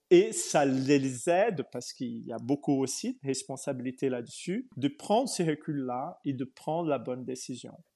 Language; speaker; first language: French; non-native, fluent; Portuguese